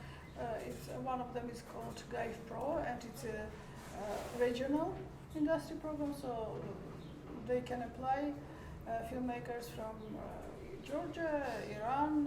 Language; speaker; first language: English; non-native, learner; Armenian